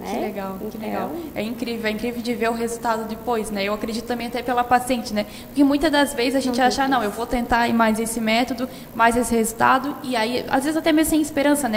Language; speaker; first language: Portuguese; native; Portuguese